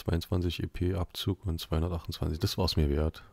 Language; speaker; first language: German; native; German